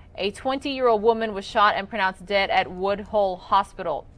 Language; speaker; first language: English; native; English